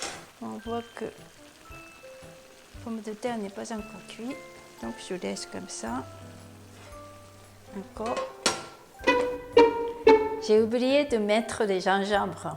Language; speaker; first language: French; non-native, fluent; Japanese